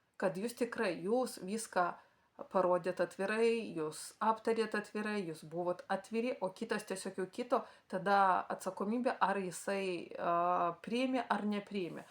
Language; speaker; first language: Lithuanian; non-native, local second language; Russian